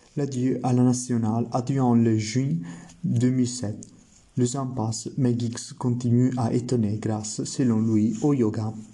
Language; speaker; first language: French; non-native, learner; Italian